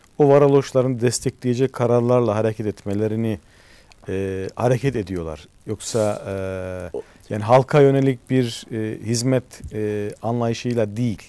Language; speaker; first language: Turkish; native; Turkish